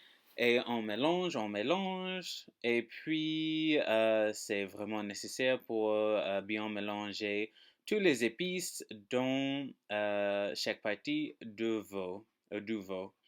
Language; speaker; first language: French; non-native, learner; English